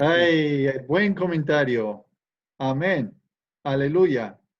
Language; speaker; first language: Spanish; non-native, fluent; English